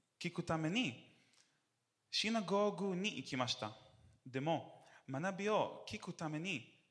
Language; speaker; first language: Japanese; non-native, learner; English